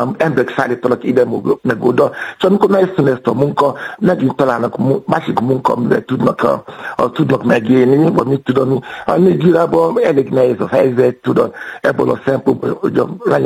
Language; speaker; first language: Hungarian; non-native, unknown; Yoruba